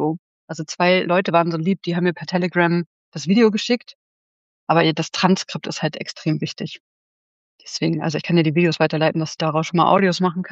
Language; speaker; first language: German; native; German